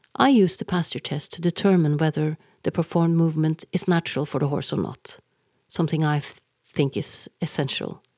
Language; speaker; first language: English; non-native, fluent; Norwegian